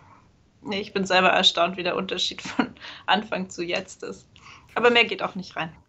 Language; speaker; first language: German; native; German